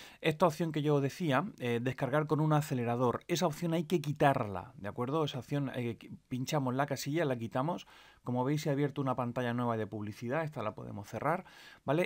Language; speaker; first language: Spanish; native; Spanish